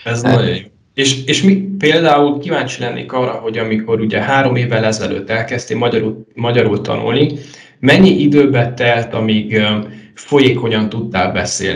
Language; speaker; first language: Hungarian; non-native, fluent; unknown